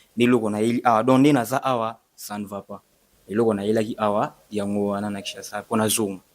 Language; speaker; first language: Lingala; non-native, local second language; Kongo